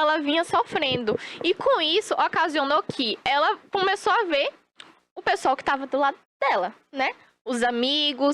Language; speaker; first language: Portuguese; native; Portuguese